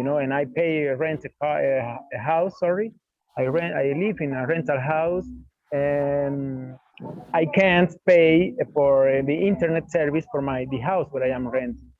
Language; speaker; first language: English; non-native, learner; Spanish